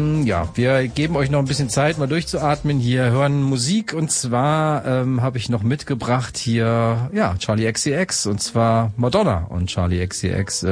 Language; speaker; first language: German; native; German